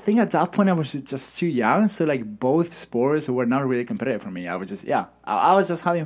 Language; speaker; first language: English; non-native, fluent; Spanish